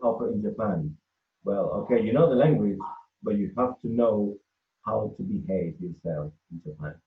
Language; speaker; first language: English; non-native, fluent; Spanish